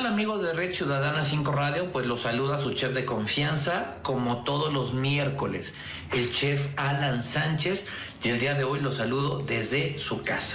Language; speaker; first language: Spanish; native; Spanish